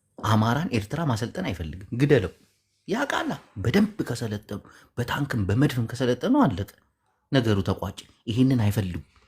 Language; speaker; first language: Amharic; non-native, local second language; Tigrinya